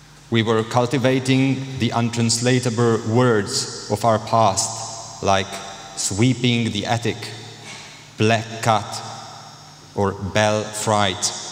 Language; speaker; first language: English; non-native, fluent; Hungarian